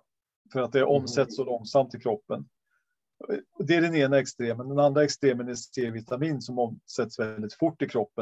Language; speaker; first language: Swedish; native; Swedish